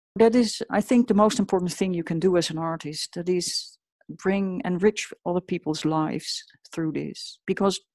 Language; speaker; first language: English; non-native, fluent; Dutch